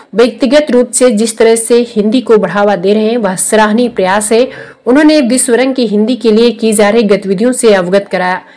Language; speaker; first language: Hindi; native; Hindi